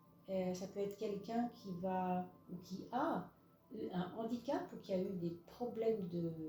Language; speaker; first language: French; native; French